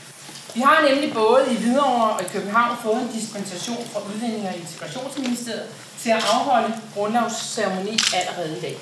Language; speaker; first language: Danish; native; Danish